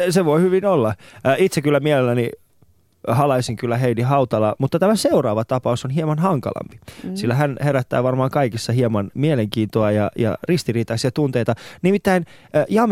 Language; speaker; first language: Finnish; early bilingual, other home language; Persian